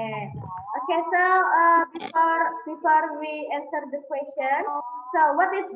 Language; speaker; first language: English; non-native, fluent; Indonesian